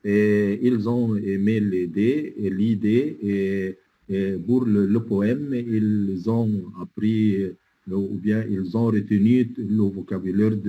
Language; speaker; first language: French; non-native, fluent; Arabic